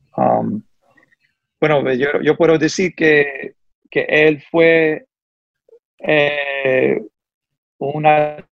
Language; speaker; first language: Spanish; early bilingual, heritage; Spanish